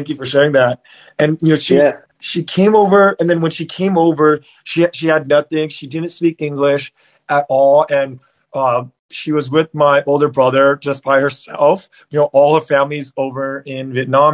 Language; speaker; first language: English; native; English